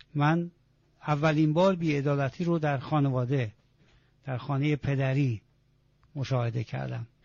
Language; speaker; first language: Persian; non-native, local second language; Azerbaijani